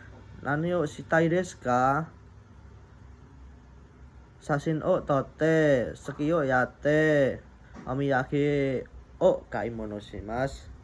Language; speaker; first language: Japanese; non-native, learner; Indonesian